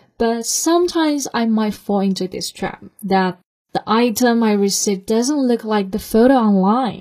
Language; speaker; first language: English; non-native, fluent; Chinese